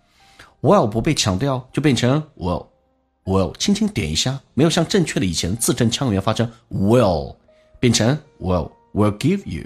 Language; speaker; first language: Chinese; native; Chinese